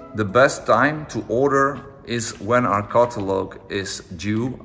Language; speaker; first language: English; non-native, fluent; Dutch